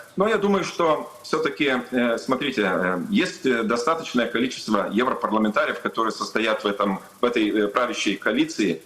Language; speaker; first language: Russian; non-native, local second language; Lithuanian